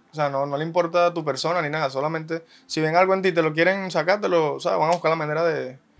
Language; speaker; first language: Spanish; native; Spanish